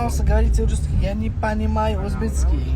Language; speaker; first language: Russian; non-native, learner; Uzbek